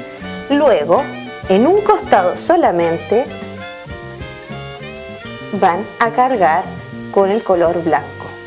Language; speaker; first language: Spanish; native; Spanish